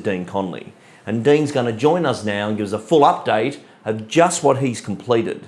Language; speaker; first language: English; native; English